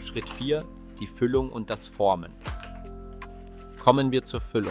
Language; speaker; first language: German; native; German